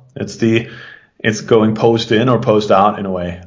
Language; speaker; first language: English; non-native, fluent; Swedish